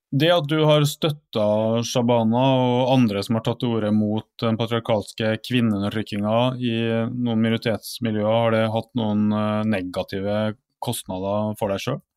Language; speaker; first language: Norwegian; native; Norwegian